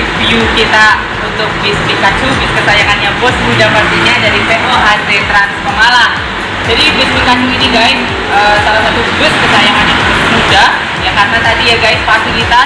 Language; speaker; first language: Indonesian; native; Indonesian